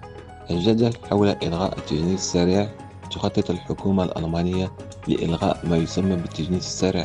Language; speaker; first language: Arabic; native; Arabic